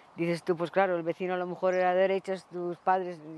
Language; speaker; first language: Spanish; native; Spanish